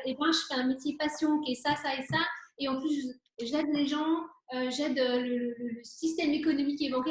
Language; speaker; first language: French; native; French